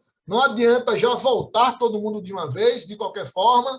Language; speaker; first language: Portuguese; native; Portuguese